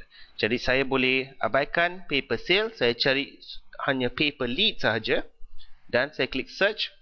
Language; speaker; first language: Malay; native; Malay